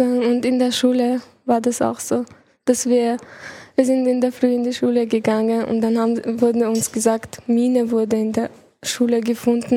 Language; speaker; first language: German; early bilingual, other home language; Chechen